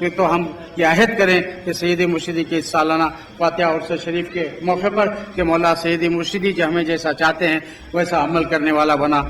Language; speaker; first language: Urdu; native; Urdu